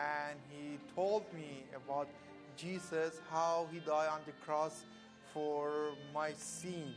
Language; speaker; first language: English; non-native, learner; Persian